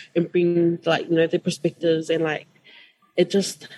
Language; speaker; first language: English; non-native, fluent; Tongan